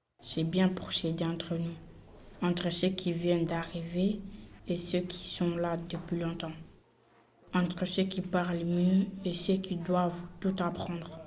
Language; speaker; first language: French; non-native, learner; Bambara